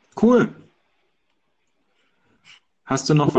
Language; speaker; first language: German; native; German